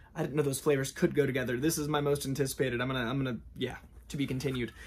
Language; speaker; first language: English; native; English